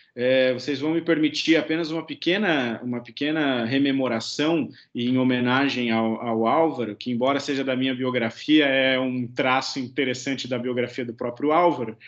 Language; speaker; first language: Portuguese; native; Portuguese